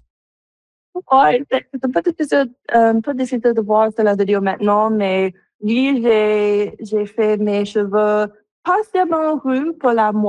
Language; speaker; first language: French; non-native, local second language; English